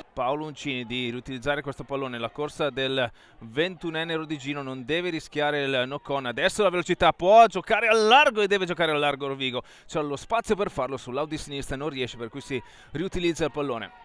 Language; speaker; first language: Italian; native; Italian